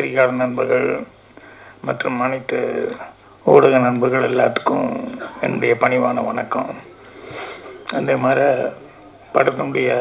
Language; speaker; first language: Tamil; native; Tamil